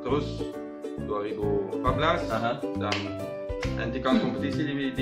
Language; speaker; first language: Indonesian; non-native, learner; Dutch